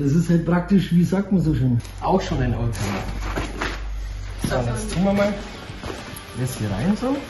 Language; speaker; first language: German; native; German